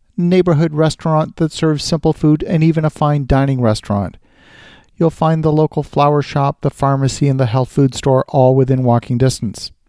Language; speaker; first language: English; native; English